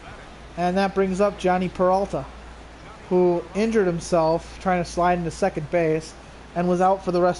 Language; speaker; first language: English; native; English